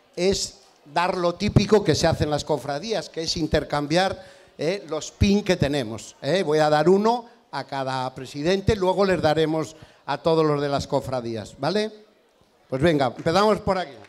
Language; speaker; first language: Spanish; native; Spanish